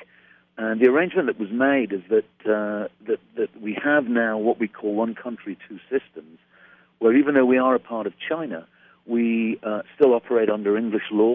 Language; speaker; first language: English; native; English